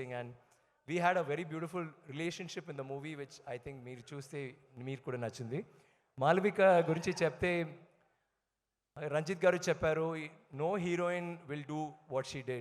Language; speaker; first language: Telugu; non-native, learner; Tamil